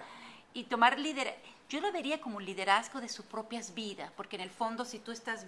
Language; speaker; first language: Spanish; native; Spanish